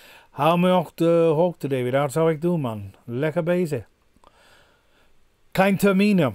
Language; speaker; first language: Dutch; non-native, fluent; English